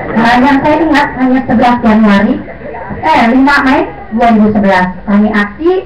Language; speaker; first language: Indonesian; non-native, local second language; Sundanese